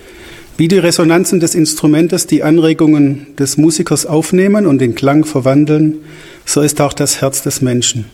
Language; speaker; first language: German; native; German